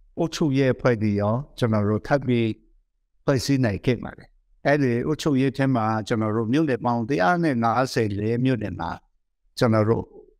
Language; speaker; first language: Burmese; non-native, local second language; Kachin